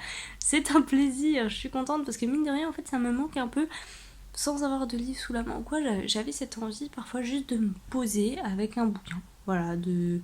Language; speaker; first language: French; native; French